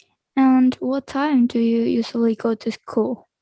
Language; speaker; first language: English; non-native, learner; Indonesian